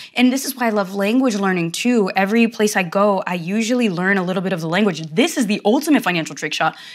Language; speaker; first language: English; early bilingual, other home language; Portuguese